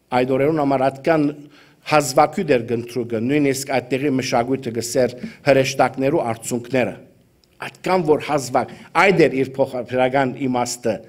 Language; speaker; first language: Armenian; early bilingual, heritage; Armenian